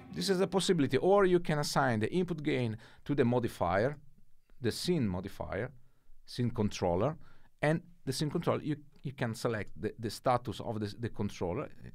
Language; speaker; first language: English; non-native, fluent; Italian